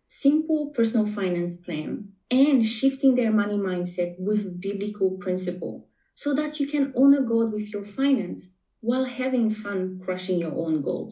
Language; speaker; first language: English; non-native, fluent; French